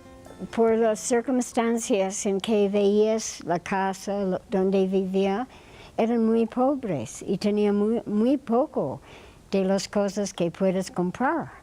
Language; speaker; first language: Spanish; non-native, fluent; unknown